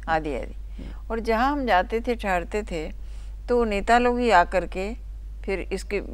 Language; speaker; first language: Hindi; native; Hindi